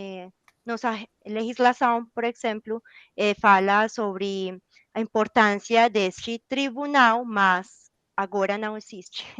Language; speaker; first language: Portuguese; non-native, learner; Spanish